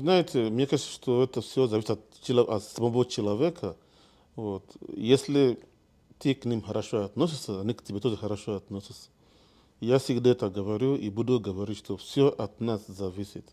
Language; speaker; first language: Russian; non-native, fluent; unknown